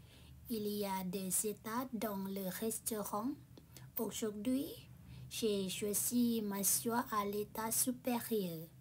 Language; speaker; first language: French; non-native, learner; Thai